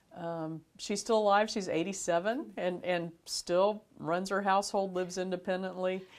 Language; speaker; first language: English; native; English